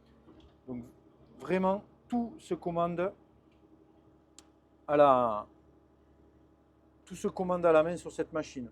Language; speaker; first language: French; native; French